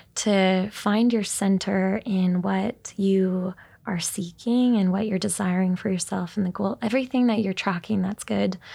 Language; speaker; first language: English; native; English